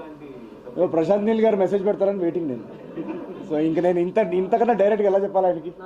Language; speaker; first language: Telugu; native; Telugu